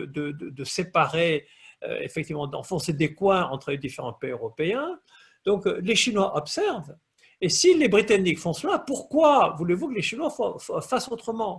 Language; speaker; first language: French; native; French